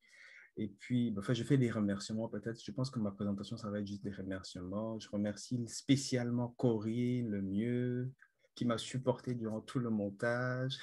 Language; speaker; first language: French; non-native, local second language; Lingala